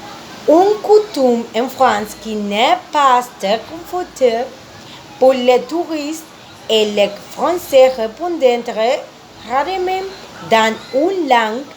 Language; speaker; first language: French; non-native, learner; Spanish